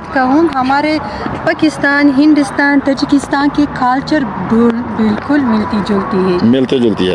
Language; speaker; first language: Hindi; non-native, learner; Tajik